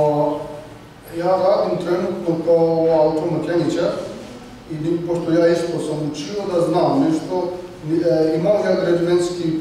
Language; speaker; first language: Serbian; non-native, learner; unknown